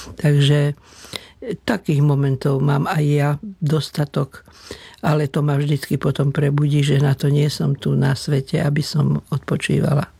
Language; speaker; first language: Slovak; native; Slovak